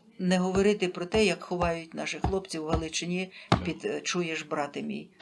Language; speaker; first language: Ukrainian; native; Ukrainian